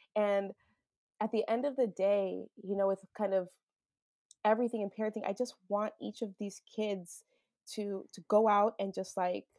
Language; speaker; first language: English; native; English